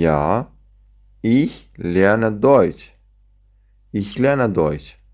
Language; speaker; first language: German; non-native, fluent; Central Kurdish